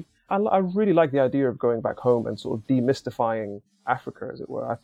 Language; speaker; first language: English; native; English